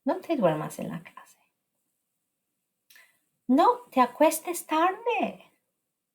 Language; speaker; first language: Spanish; non-native, fluent; English